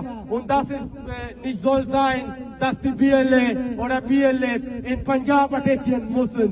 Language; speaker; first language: German; non-native, learner; Baluchi